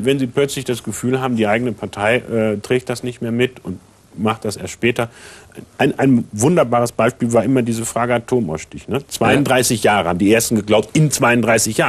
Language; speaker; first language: German; native; German